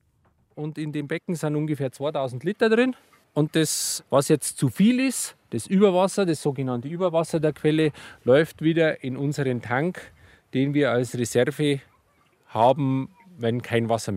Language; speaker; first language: German; native; German